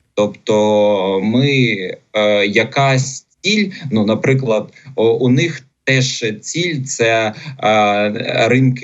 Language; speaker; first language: Ukrainian; non-native, local second language; Russian